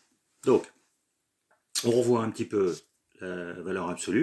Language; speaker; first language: French; native; French